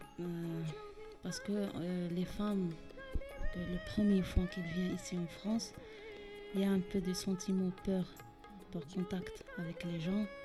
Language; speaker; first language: French; non-native, learner; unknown